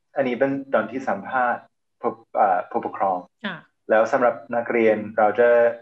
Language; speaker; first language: Thai; non-native, fluent; English